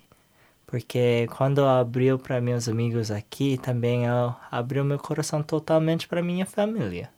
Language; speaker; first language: Portuguese; non-native, learner; English